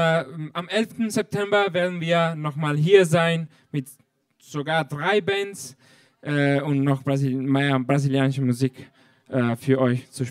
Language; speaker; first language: German; non-native, fluent; Italian